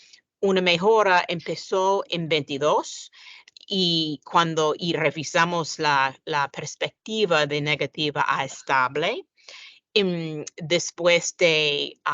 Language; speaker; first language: Spanish; non-native, fluent; English